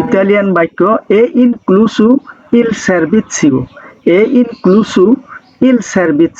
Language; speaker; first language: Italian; non-native, learner; Bangla